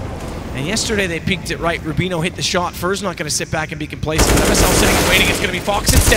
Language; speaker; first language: English; native; English